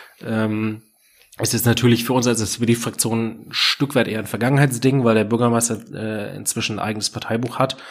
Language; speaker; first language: German; native; German